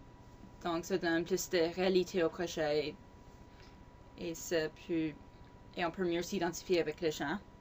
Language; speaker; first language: French; non-native, local second language; English